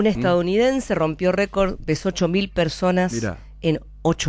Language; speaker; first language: Spanish; native; Spanish